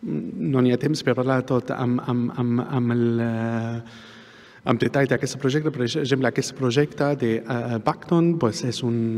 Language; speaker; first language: Catalan; non-native, fluent; Arabic